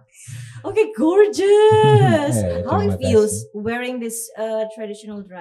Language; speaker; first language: English; non-native, fluent; Indonesian